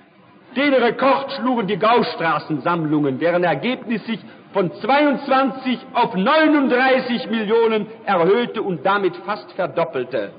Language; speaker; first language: German; native; German